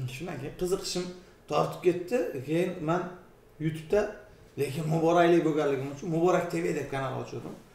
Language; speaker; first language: Uzbek; native; Uzbek